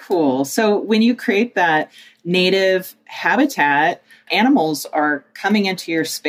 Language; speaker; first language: English; native; English